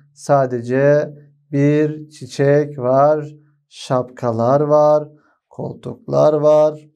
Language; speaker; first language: Turkish; non-native, fluent; Arabic